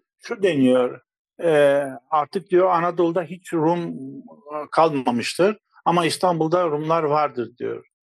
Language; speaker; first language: Turkish; non-native, local second language; Greek